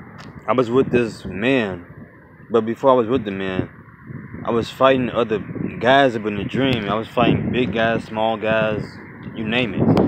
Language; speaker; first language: English; native; English